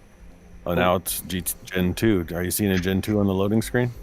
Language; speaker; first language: English; native; English